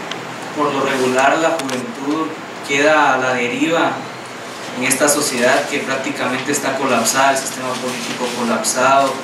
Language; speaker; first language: Spanish; native; Spanish